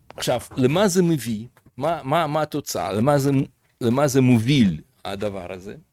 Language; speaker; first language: Hebrew; native; Hebrew